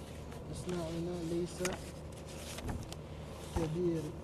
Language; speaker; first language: Arabic; non-native, learner; French